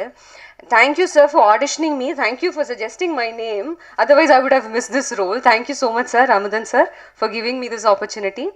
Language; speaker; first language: Tamil; non-native, local second language; Malayalam